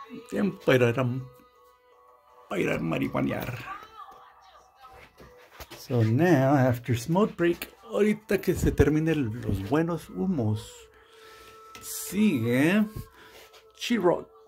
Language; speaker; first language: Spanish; early bilingual, heritage; Spanish